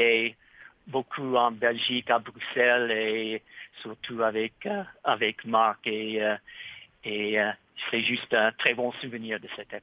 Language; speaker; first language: French; non-native, fluent; English